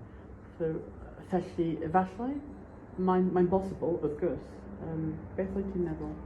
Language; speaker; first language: Welsh; non-native, local second language; English